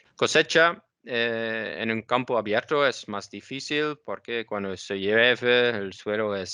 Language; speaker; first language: Spanish; non-native, learner; Dutch